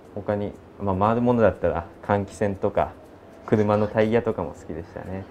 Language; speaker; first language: Japanese; native; Japanese